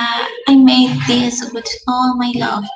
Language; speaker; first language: English; non-native, learner; Spanish